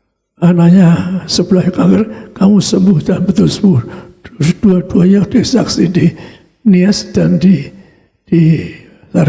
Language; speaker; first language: Indonesian; native; Indonesian